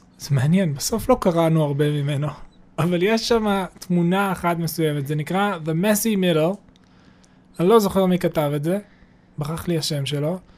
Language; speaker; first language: Hebrew; native; Hebrew